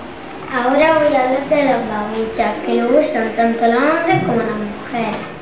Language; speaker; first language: Spanish; early bilingual, other home language; Arabic